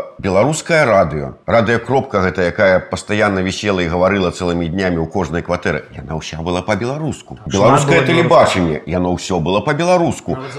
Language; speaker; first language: Belarusian; native; Belarusian